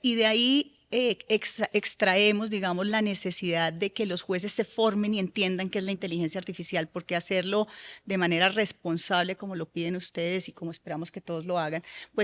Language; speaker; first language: Spanish; native; Spanish